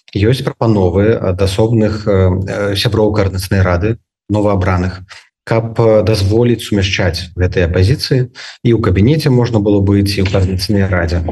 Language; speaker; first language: Belarusian; native; Belarusian